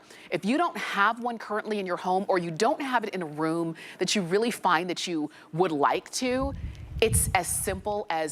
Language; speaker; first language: English; native; English